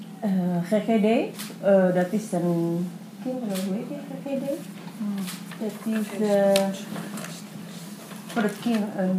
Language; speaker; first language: Dutch; non-native, learner; Indonesian